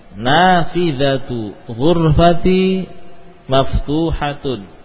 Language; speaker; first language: Arabic; non-native, fluent; Indonesian